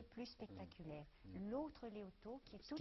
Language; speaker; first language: French; native; French